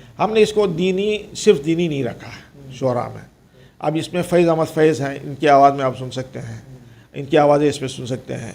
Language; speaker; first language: Urdu; non-native, local second language; Konkani